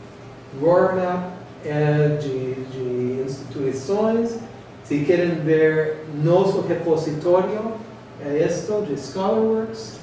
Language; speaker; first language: Portuguese; non-native, fluent; English